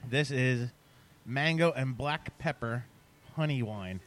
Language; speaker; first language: English; native; English